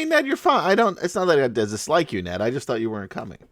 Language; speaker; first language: English; native; English